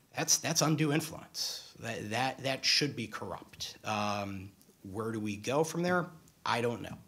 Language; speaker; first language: English; native; English